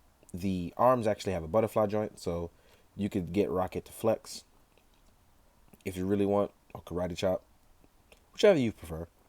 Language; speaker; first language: English; native; English